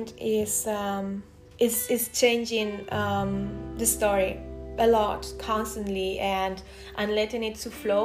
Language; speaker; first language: English; non-native, fluent; Spanish